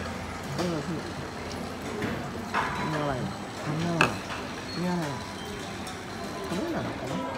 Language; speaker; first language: Japanese; non-native, learner; Thai